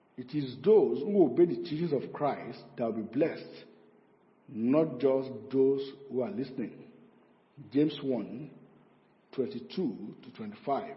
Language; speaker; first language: English; non-native, local second language; Yoruba